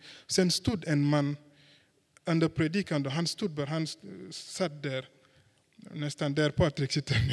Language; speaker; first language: Swedish; non-native, fluent; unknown